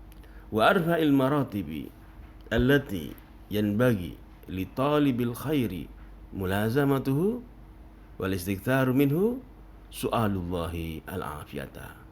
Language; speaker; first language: Arabic; non-native, fluent; Indonesian